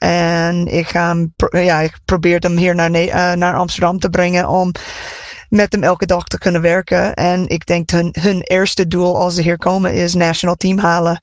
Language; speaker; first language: Dutch; non-native, fluent; English